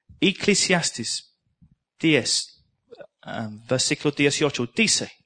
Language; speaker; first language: Spanish; non-native, learner; English